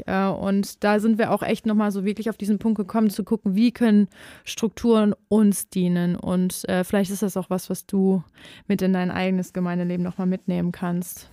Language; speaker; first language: German; native; German